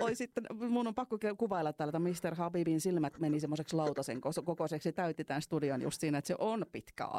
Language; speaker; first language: Finnish; native; Finnish